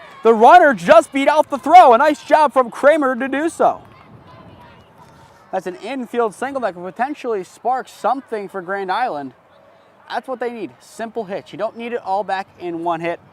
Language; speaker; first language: English; native; English